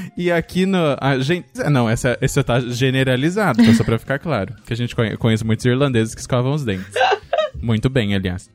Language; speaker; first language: Portuguese; native; Portuguese